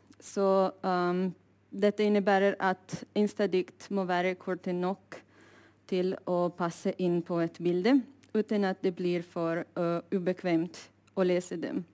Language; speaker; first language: Norwegian; non-native, fluent; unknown